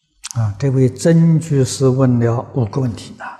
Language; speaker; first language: Chinese; native; Chinese